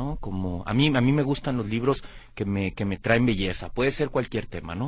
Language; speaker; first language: Spanish; native; Spanish